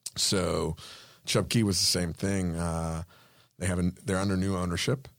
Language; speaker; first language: English; non-native, fluent; Spanish